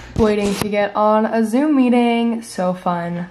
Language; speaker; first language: English; native; English